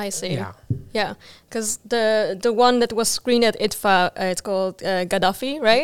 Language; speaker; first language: English; non-native, fluent; Dutch